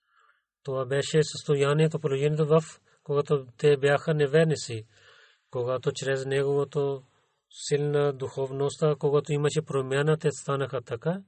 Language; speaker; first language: Bulgarian; non-native, learner; Urdu